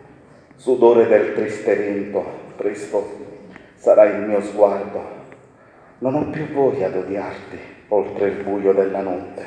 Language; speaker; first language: Italian; native; Italian